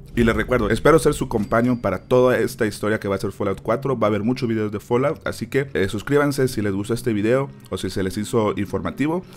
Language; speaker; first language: Spanish; native; Spanish